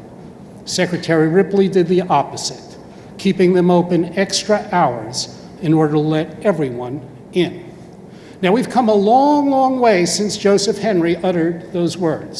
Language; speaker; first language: English; native; English